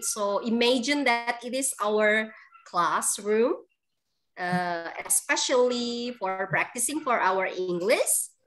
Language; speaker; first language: English; non-native, fluent; Indonesian